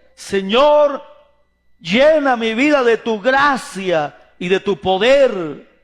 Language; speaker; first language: Spanish; native; Spanish